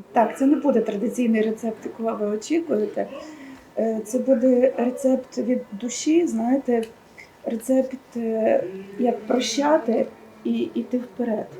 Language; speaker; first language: Ukrainian; native; Ukrainian